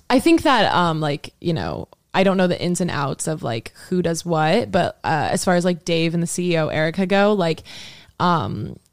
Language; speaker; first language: English; native; English